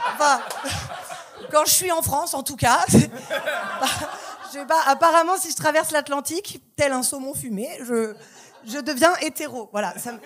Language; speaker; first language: French; native; French